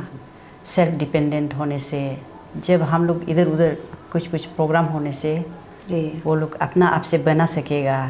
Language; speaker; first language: Hindi; non-native, local second language; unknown